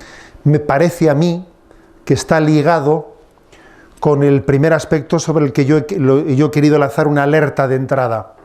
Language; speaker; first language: Spanish; native; Spanish